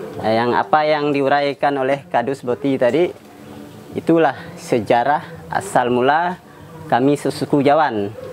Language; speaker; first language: Indonesian; non-native, local second language; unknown